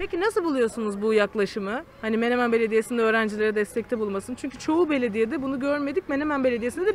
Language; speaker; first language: Turkish; native; Turkish